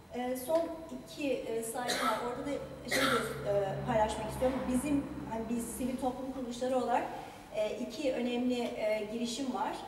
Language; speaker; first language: Turkish; native; Turkish